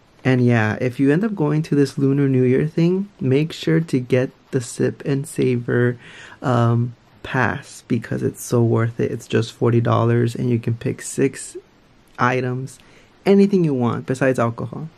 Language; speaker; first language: English; native; English